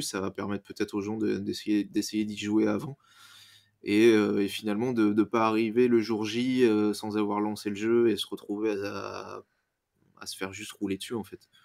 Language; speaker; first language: French; native; French